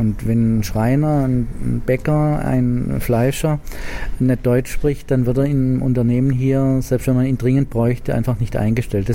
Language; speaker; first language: German; native; German